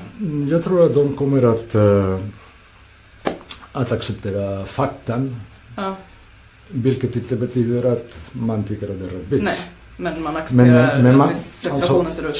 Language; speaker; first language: Swedish; non-native, fluent; Catalan